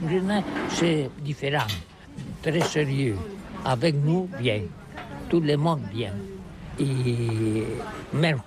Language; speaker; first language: French; non-native, learner; Catalan